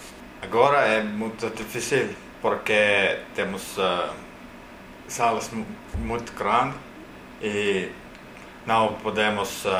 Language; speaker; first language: Spanish; non-native, learner; Portuguese